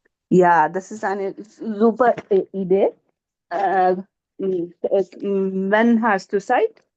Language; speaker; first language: German; non-native, learner; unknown